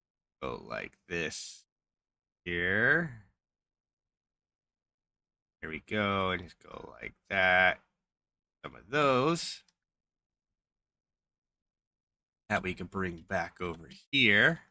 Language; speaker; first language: English; native; English